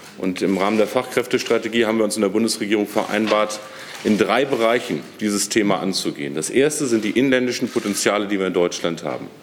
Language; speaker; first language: German; native; German